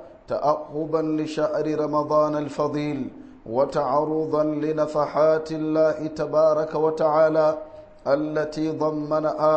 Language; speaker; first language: Arabic; non-native, fluent; Hausa